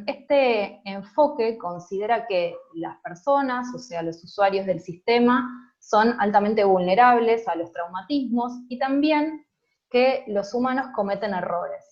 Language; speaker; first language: Spanish; native; Spanish